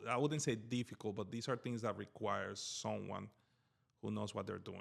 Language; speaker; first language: English; native; English